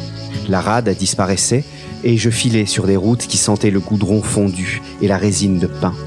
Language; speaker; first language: French; native; French